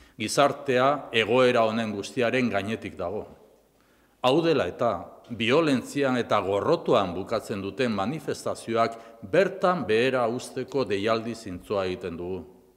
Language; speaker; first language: Basque; non-native, local second language; Spanish